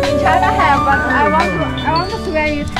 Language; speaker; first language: English; non-native, learner; Chinese